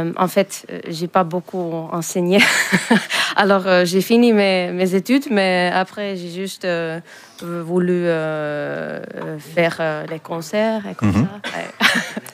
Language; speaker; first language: French; non-native, fluent; Finnish